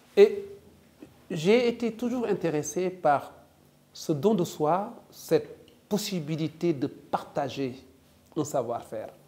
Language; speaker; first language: French; non-native, local second language; Wolof